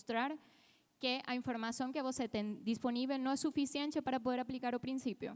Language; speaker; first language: Portuguese; non-native, fluent; Spanish